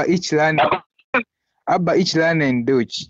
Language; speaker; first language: German; non-native, learner; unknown